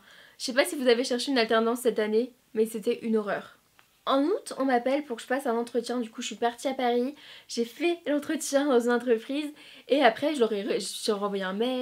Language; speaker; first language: French; native; French